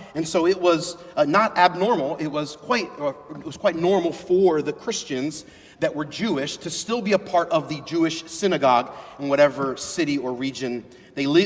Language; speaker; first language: English; native; English